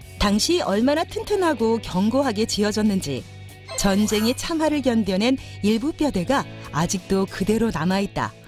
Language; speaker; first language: Korean; native; Korean